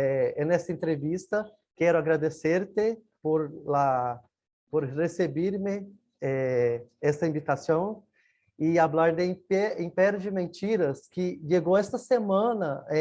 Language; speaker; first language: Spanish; non-native, learner; Portuguese